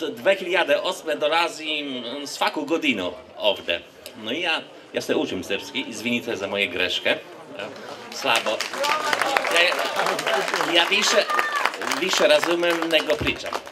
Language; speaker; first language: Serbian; non-native, learner; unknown